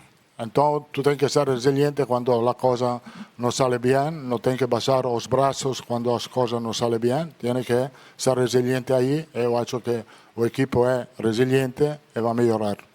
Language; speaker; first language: Portuguese; non-native, learner; Italian